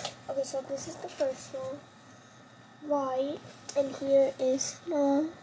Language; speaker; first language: English; early bilingual, other home language; Spanish